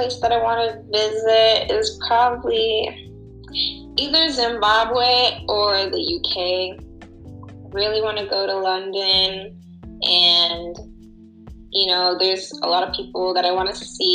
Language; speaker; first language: English; native; English